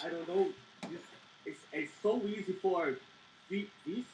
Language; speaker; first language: English; non-native, learner; Portuguese